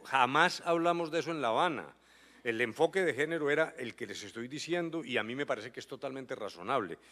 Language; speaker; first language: Spanish; native; Spanish